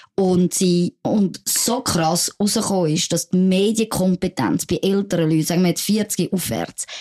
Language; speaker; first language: German; non-native, fluent; French